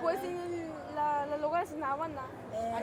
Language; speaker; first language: Spanish; non-native, learner; Mongolian